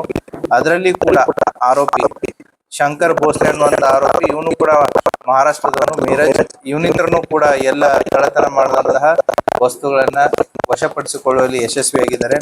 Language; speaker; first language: Kannada; native; Kannada